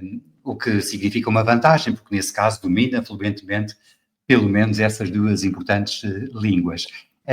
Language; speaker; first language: Portuguese; native; Portuguese